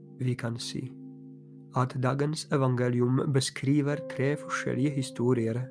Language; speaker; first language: Norwegian; non-native, fluent; Polish